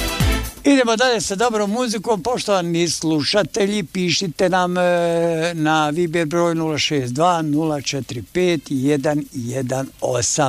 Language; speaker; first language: Serbian; native; Serbian